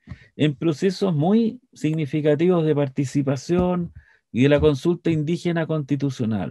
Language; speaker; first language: Spanish; native; Spanish